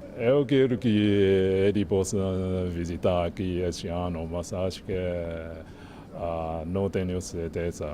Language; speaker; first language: Portuguese; non-native, fluent; Chinese